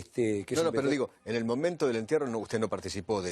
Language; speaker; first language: Spanish; native; Spanish